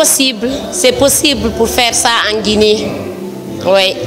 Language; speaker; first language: French; non-native, local second language; Fula